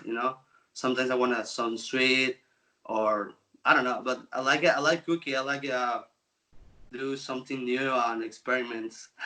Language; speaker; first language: English; non-native, local second language; Spanish